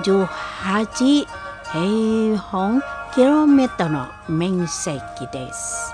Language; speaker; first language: Japanese; non-native, fluent; Indonesian